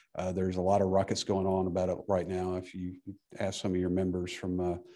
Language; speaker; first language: English; native; English